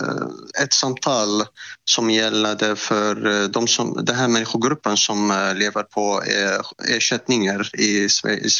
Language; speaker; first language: Swedish; non-native, fluent; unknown